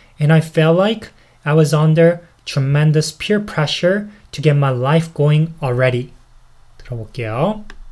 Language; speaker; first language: English; non-native, fluent; Korean